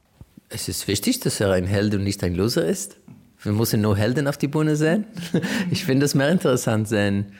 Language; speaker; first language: German; non-native, fluent; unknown